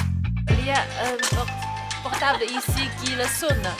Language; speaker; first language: French; non-native, learner; Chinese